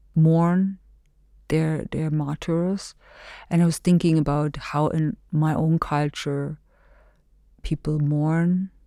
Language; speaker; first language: English; non-native, fluent; German